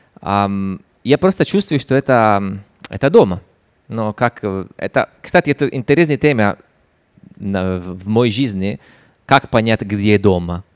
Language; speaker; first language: Russian; non-native, fluent; Italian